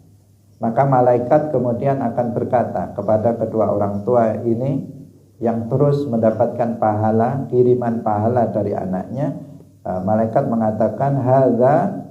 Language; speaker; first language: Indonesian; non-native, local second language; Javanese